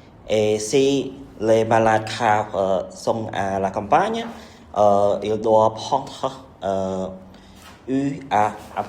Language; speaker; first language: French; non-native, learner; Khmer